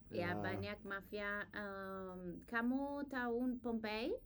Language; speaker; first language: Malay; non-native, learner; English